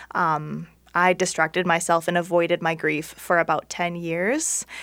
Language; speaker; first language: English; native; English